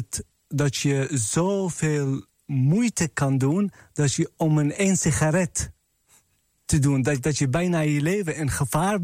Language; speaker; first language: Dutch; non-native, fluent; Arabic